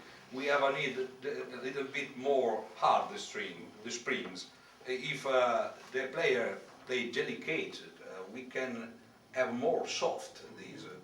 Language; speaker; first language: English; non-native, learner; Italian